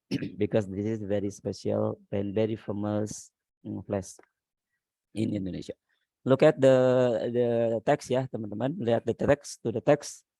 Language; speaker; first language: English; non-native, learner; Indonesian